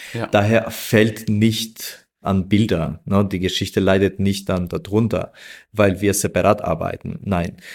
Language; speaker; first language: German; non-native, fluent; Albanian